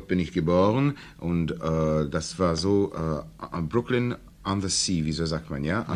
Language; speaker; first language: German; non-native, learner; English